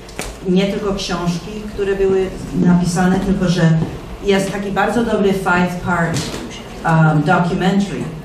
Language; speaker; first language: Polish; early bilingual, heritage; English